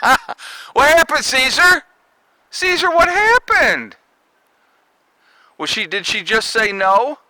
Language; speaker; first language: English; native; English